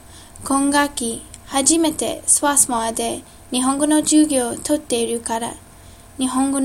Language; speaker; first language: Japanese; non-native, learner; English